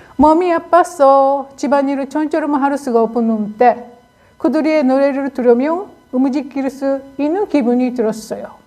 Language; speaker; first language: Korean; non-native, learner; Japanese